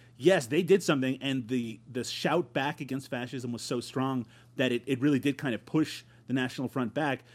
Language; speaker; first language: English; native; English